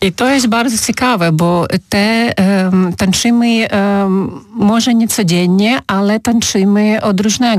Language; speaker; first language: Polish; non-native, fluent; Ukrainian